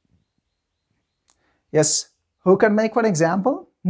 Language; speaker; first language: English; non-native, fluent; Persian